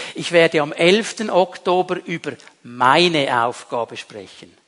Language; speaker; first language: German; native; German